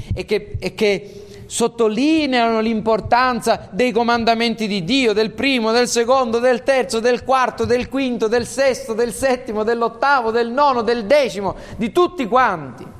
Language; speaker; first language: Italian; native; Italian